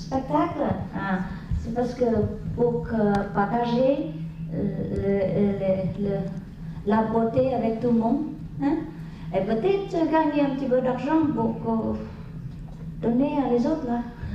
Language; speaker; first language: French; non-native, learner; Vietnamese